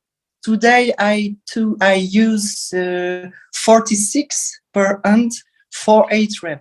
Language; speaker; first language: English; non-native, learner; French